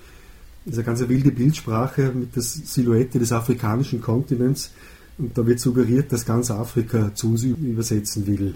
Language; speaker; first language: German; native; German